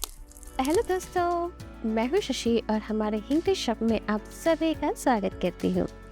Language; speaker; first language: Hindi; non-native, fluent; Sinhala